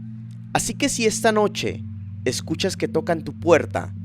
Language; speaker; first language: Spanish; native; Spanish